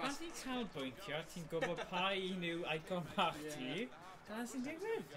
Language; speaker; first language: Welsh; native; Welsh